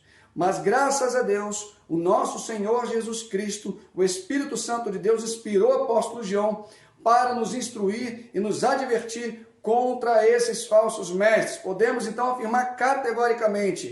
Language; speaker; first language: Portuguese; native; Portuguese